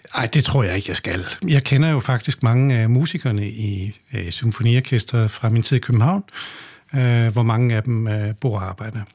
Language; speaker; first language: Danish; native; Danish